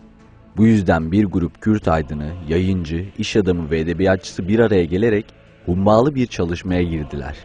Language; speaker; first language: Turkish; native; Turkish